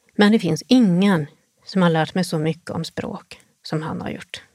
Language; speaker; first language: Swedish; native; Swedish